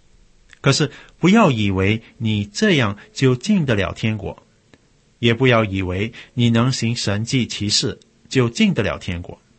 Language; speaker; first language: Chinese; native; Chinese